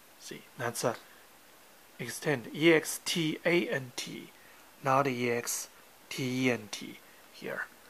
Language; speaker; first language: English; non-native, fluent; Chinese